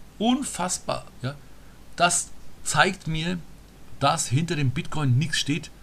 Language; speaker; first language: German; early bilingual, other home language; Turkish